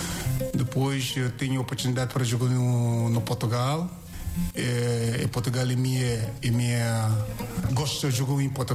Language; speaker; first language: Portuguese; non-native, learner; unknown